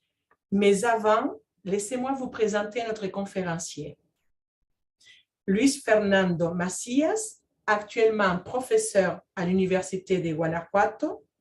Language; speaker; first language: French; non-native, fluent; Spanish